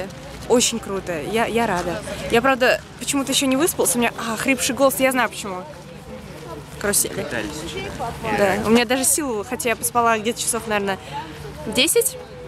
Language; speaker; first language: Russian; native; Russian